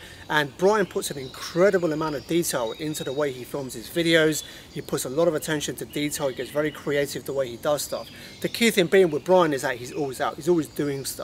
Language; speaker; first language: English; native; English